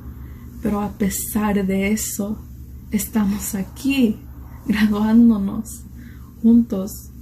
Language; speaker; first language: Spanish; early bilingual, heritage; Spanish